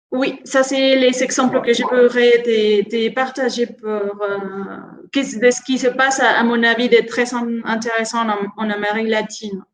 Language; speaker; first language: French; non-native, fluent; Spanish